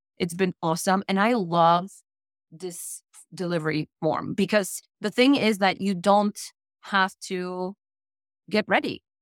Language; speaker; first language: English; non-native, fluent; Polish